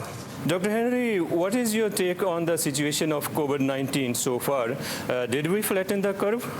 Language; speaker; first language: English; non-native, fluent; Punjabi